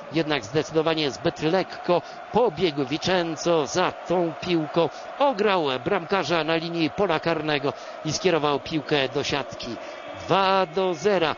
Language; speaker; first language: Polish; native; Polish